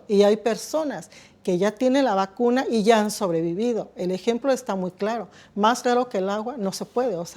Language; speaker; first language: Spanish; native; Spanish